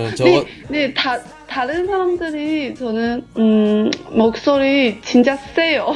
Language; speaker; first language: Korean; non-native, learner; Chinese